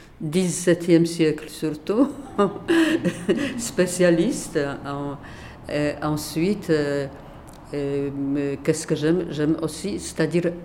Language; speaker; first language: French; non-native, fluent; Polish